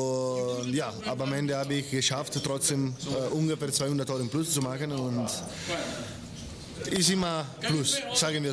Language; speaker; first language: German; non-native, fluent; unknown